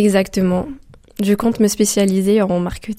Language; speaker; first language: French; non-native, local second language; Arabic